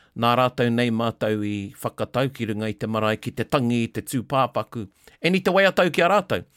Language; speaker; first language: Māori; non-native, local second language; English